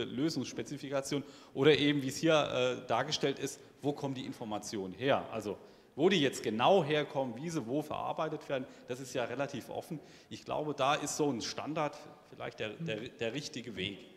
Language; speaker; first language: German; native; German